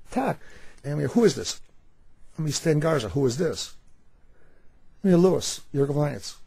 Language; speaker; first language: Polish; early bilingual, heritage; Polish